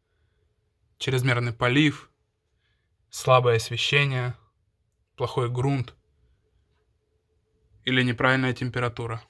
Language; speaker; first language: Russian; native; Russian